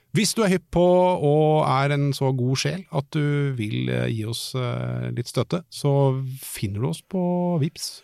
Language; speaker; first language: Norwegian; native; Norwegian